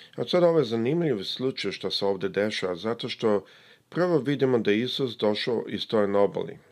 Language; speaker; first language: Serbian; early bilingual, heritage; Serbian